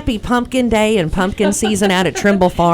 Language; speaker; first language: English; native; English